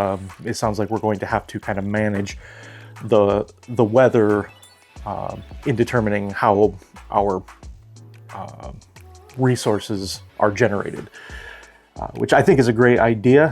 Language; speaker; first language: English; native; English